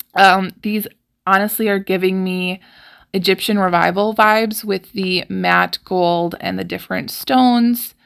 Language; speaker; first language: English; native; English